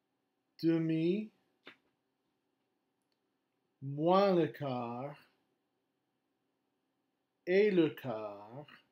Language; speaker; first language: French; non-native, fluent; English